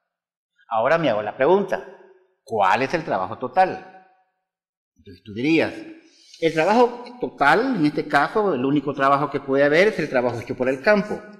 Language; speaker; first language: Spanish; native; Spanish